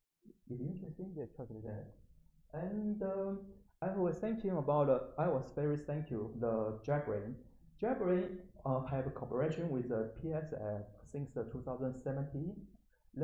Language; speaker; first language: English; non-native, learner; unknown